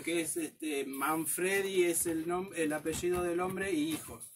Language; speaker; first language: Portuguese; non-native, learner; Spanish